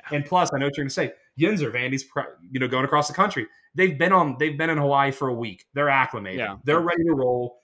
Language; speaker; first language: English; native; English